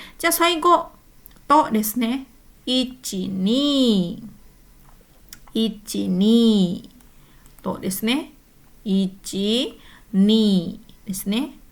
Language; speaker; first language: Japanese; non-native, fluent; Indonesian